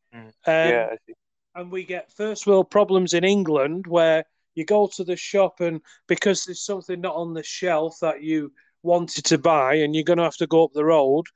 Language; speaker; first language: English; native; English